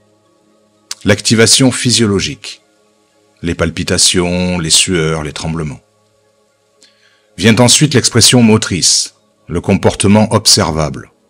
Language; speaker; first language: French; native; French